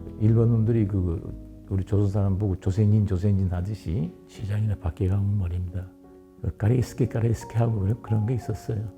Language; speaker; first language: Korean; early bilingual, heritage; Korean